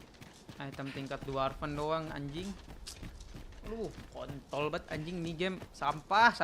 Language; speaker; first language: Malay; non-native, local second language; Sundanese